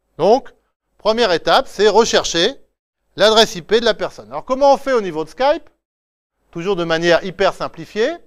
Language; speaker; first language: French; native; French